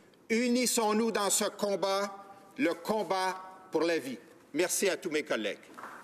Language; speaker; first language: French; native; French